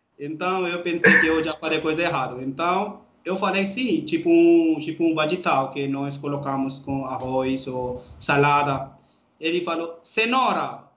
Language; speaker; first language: Portuguese; non-native, learner; Urdu